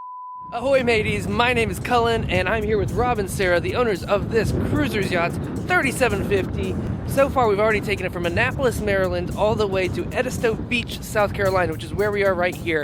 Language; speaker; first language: English; native; English